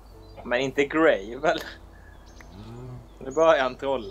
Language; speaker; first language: Swedish; native; Swedish